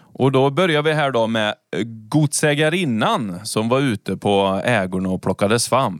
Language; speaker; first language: Swedish; native; Swedish